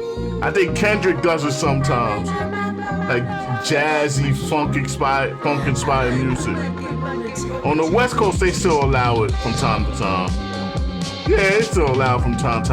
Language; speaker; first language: English; native; English